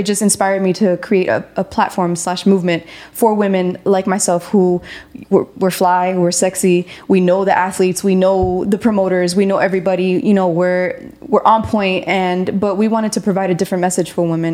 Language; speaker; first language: English; native; English